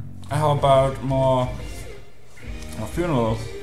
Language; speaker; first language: English; non-native, fluent; German